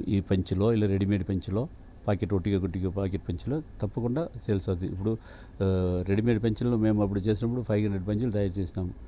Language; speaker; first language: Telugu; non-native, local second language; Tamil